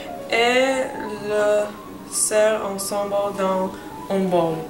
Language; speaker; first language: French; non-native, learner; English